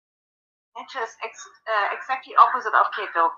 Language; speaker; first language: English; non-native, fluent; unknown